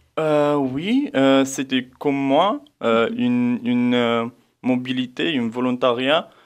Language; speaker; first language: French; non-native, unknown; Romanian